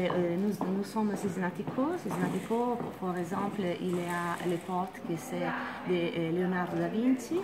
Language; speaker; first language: French; non-native, learner; Italian